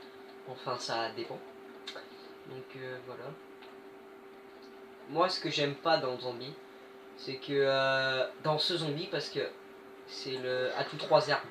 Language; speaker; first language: French; native; French